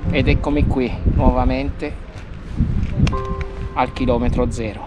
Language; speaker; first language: Italian; native; Italian